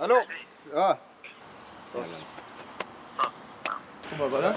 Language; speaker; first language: French; native; French